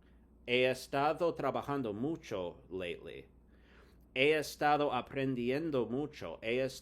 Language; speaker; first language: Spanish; non-native, fluent; English